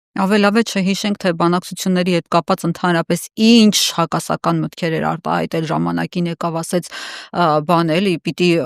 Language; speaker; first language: Armenian; native; Armenian